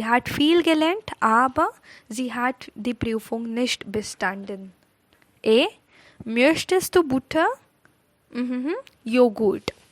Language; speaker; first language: German; non-native, fluent; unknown